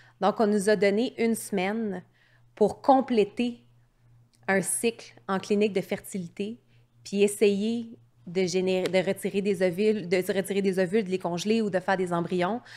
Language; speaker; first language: French; native; French